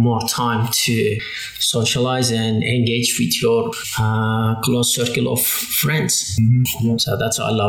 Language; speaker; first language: English; non-native, fluent; Turkish